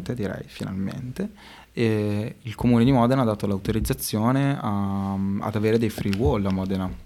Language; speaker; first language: Italian; native; Italian